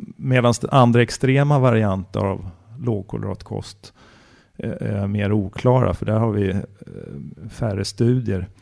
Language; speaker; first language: Swedish; native; Swedish